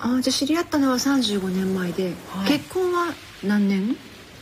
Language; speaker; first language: Japanese; native; Japanese